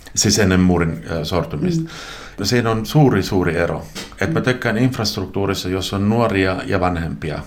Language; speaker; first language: Finnish; non-native, local second language; Swedish